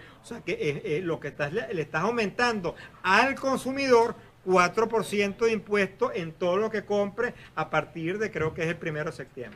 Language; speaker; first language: Spanish; native; Spanish